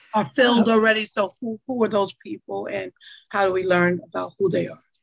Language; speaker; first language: English; native; English